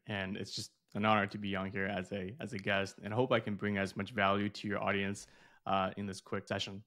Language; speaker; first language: English; early bilingual, other home language; Chinese